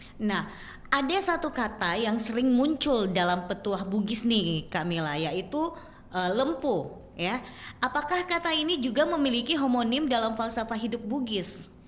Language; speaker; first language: Indonesian; native; Indonesian